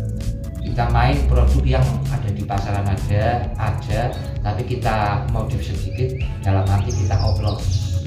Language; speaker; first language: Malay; non-native, local second language; Javanese